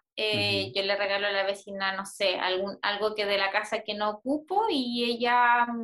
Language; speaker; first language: Spanish; native; Spanish